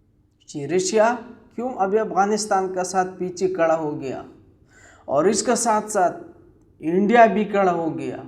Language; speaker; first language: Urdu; non-native, local second language; Pashto